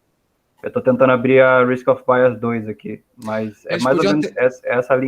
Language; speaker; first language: Portuguese; native; Portuguese